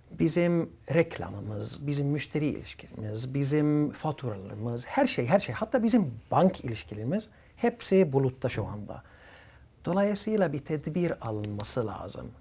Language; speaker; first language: Turkish; early bilingual, other home language; Arabic